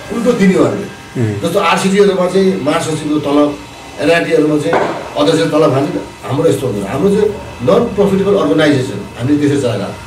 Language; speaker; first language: Nepali; non-native, local second language; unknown